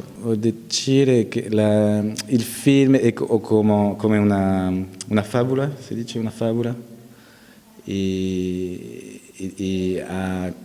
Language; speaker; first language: Italian; non-native, learner; French